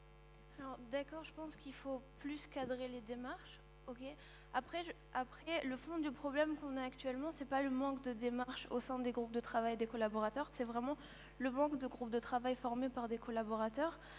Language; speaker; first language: French; native; French